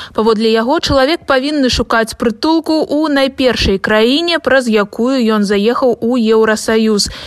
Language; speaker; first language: Belarusian; native; Belarusian